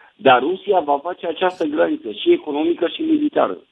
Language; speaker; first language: Romanian; native; Romanian